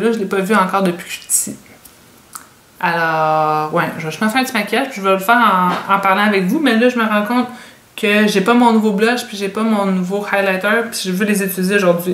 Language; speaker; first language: French; native; French